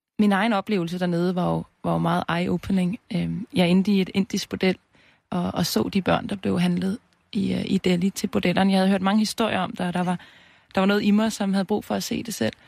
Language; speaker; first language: Danish; native; Danish